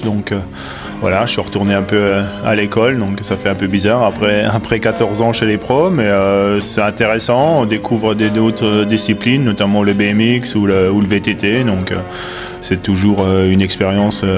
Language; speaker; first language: French; native; French